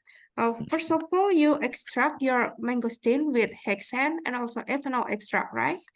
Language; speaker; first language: English; non-native, fluent; Indonesian